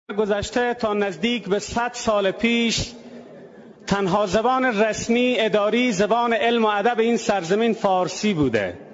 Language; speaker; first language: Persian; native; Persian